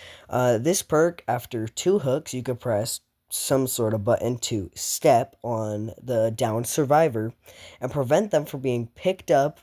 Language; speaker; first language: English; native; English